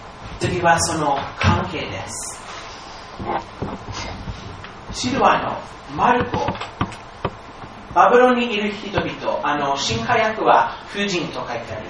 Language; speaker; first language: Japanese; non-native, fluent; English